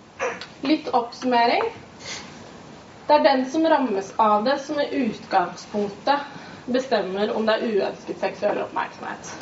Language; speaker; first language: Norwegian; native; Norwegian